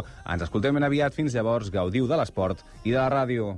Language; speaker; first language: Catalan; native; Catalan